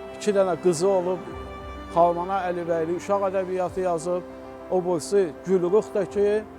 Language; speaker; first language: Azerbaijani; native; Azerbaijani